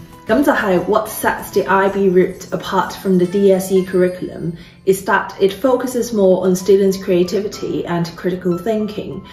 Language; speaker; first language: English; non-native, local second language; Cantonese